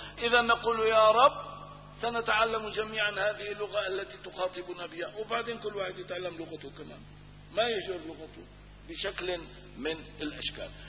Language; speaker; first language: Arabic; non-native, local second language; Kurdish